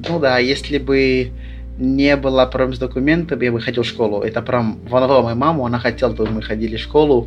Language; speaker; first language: Russian; early bilingual, other home language; Lingala